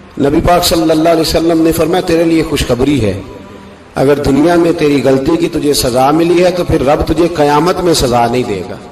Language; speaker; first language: Urdu; non-native, local second language; Punjabi